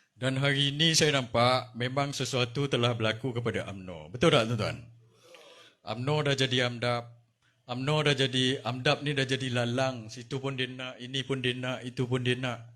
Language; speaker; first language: Malay; native; Malay